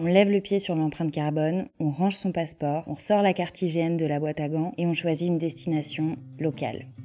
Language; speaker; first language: French; native; French